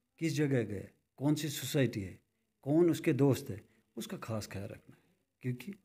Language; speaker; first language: Hindi; non-native, local second language; Kashmiri